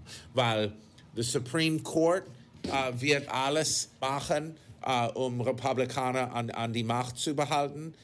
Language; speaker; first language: German; non-native, fluent; English